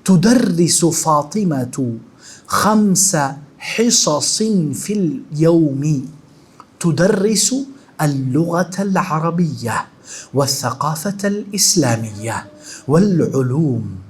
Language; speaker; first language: Arabic; non-native, fluent; Urdu